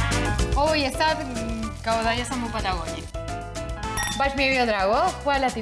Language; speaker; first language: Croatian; non-native, learner; Spanish